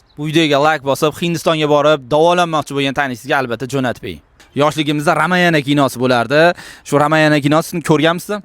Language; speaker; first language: Uzbek; native; Uzbek